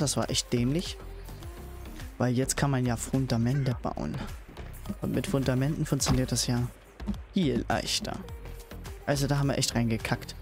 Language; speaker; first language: German; native; German